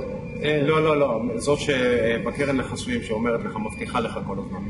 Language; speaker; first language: Hebrew; native; Hebrew